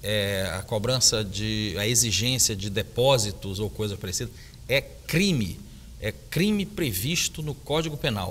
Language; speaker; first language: Portuguese; native; Portuguese